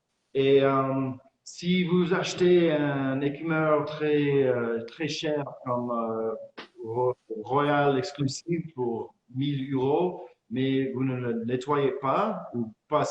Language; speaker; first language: French; non-native, fluent; English